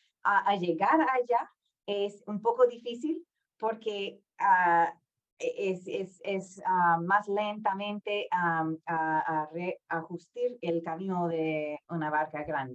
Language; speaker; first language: Spanish; non-native, fluent; English